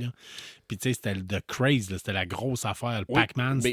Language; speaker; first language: French; native; French